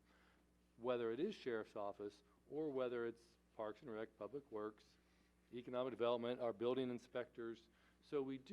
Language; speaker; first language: English; native; English